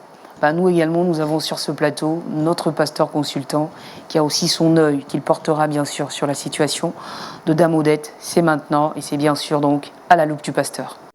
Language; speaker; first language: French; native; French